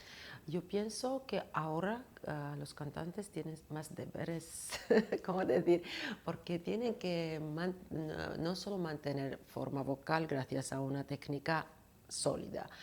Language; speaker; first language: Spanish; non-native, fluent; Georgian